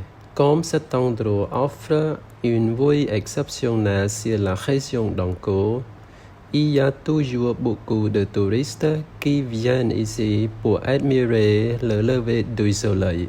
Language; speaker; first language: French; non-native, learner; Khmer